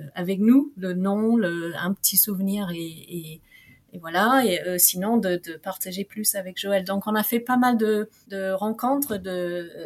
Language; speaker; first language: French; non-native, fluent; English